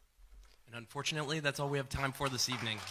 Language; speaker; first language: English; native; English